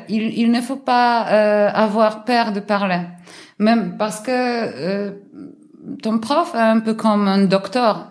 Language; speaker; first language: French; non-native, learner; Polish